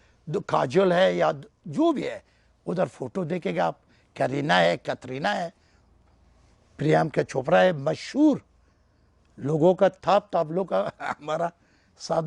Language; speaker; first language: Hindi; non-native, learner; Persian